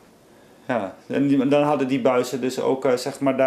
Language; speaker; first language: Dutch; native; Dutch